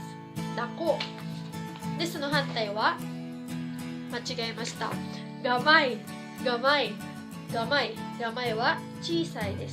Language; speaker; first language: Japanese; non-native, fluent; Filipino